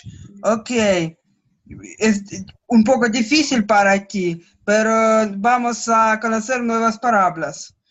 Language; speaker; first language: Spanish; non-native, learner; Russian